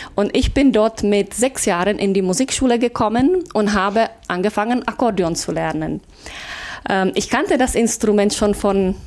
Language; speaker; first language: German; non-native, fluent; Czech